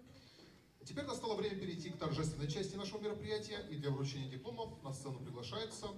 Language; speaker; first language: Russian; native; Russian